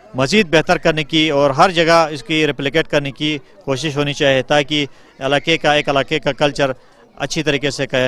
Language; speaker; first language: Urdu; non-native, local second language; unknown